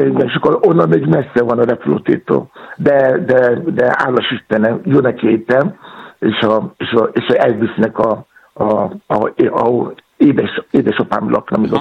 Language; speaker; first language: Hungarian; non-native, fluent; Yoruba